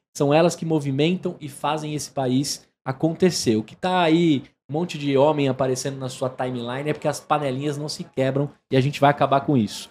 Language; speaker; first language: Portuguese; native; Portuguese